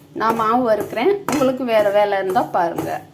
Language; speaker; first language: Tamil; native; Tamil